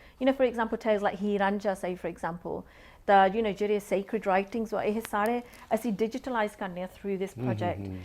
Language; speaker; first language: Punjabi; early bilingual, heritage; Punjabi